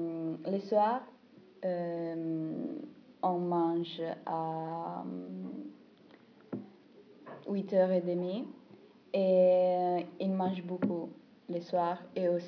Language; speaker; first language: French; non-native, learner; Italian